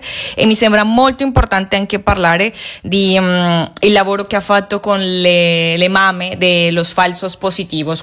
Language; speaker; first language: Italian; non-native, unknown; Spanish